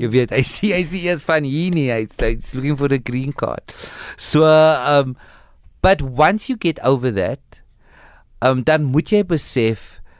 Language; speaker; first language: English; early bilingual, other home language; Afrikaans